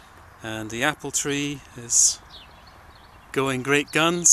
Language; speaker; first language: English; native; English